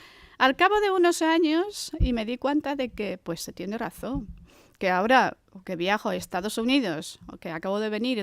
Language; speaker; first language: Spanish; non-native, fluent; Chinese